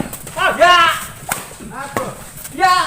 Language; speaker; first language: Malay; non-native, local second language; Minangkabau